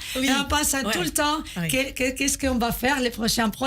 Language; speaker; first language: French; non-native, learner; Spanish